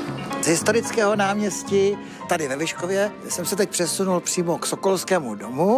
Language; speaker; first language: Czech; native; Czech